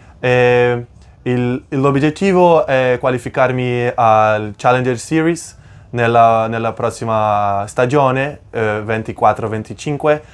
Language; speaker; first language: Italian; non-native, fluent; Portuguese